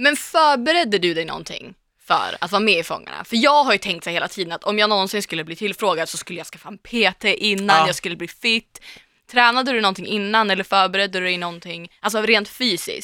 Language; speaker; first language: Swedish; native; Swedish